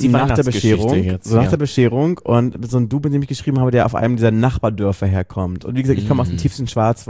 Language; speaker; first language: German; native; German